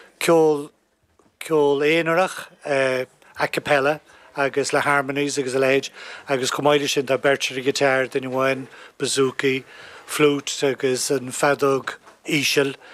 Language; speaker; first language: Irish; native; Irish